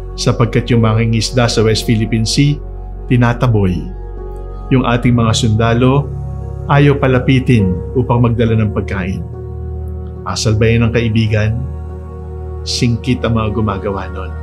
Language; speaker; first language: Filipino; native; Filipino